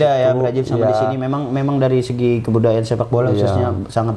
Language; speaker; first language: Indonesian; native; Indonesian